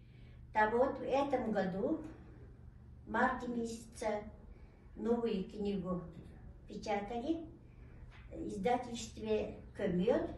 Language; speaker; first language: Russian; non-native, local second language; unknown